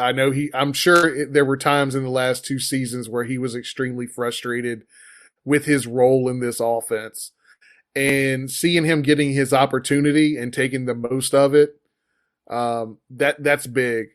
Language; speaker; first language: English; native; English